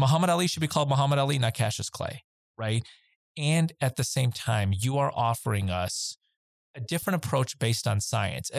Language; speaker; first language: English; native; English